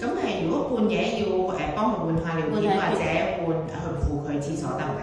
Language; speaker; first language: Cantonese; native; Cantonese